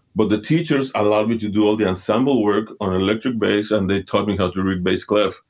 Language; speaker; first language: English; early bilingual, other home language; Spanish